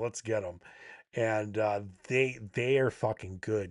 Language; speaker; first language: English; native; English